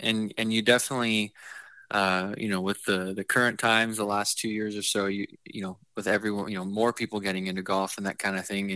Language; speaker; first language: English; native; English